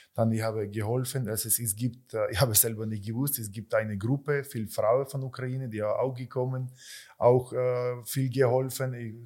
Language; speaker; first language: German; non-native, learner; Ukrainian